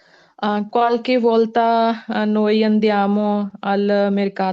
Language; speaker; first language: Italian; non-native, learner; Punjabi